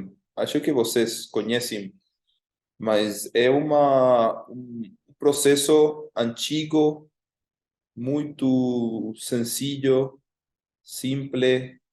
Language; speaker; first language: Portuguese; non-native, fluent; Spanish